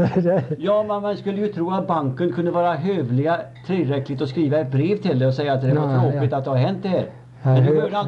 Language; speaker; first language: Swedish; native; Swedish